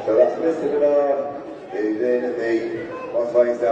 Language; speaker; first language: English; native; English